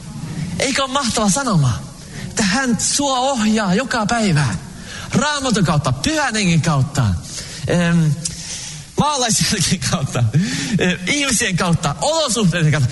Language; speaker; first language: Finnish; early bilingual, heritage; Finnish